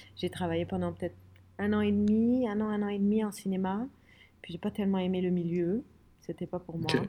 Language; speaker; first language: French; early bilingual, other home language; Arabic